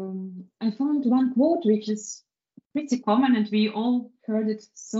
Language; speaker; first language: English; non-native, fluent; Russian